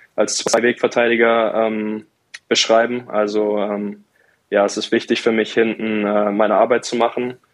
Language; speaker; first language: German; native; German